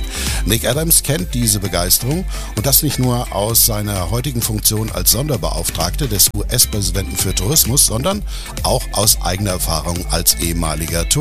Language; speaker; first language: German; native; German